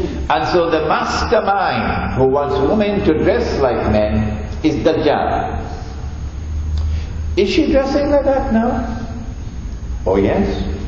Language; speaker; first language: English; native; English